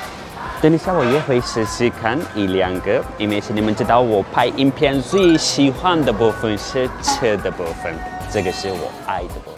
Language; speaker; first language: Chinese; non-native, fluent; Turkish